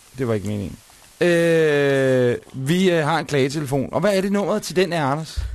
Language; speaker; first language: Danish; native; Danish